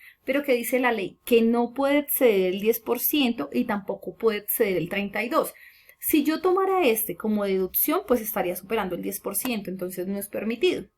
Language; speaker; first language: Spanish; native; Spanish